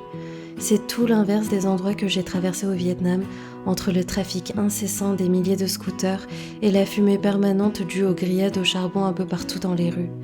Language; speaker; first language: French; native; French